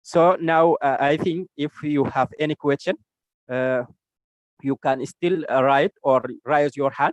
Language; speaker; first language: English; non-native, learner; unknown